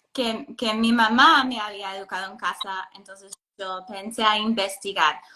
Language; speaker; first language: Spanish; non-native, fluent; English